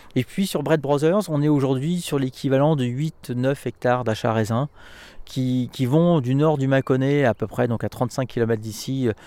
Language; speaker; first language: French; native; French